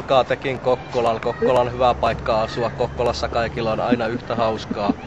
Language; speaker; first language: Finnish; native; Finnish